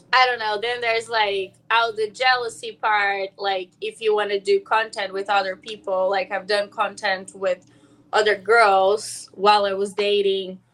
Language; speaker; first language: English; non-native, fluent; Portuguese